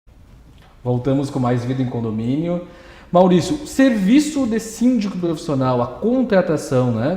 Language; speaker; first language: Portuguese; native; Portuguese